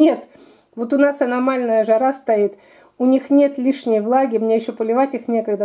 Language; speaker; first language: Russian; native; Russian